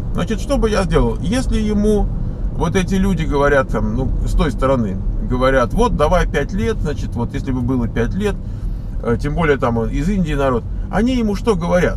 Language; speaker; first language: Russian; native; Russian